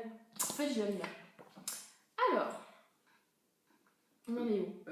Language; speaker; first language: French; native; French